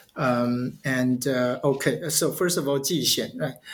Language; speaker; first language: English; non-native, fluent; Chinese